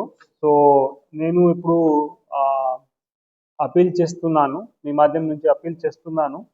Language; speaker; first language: Telugu; non-native, local second language; Urdu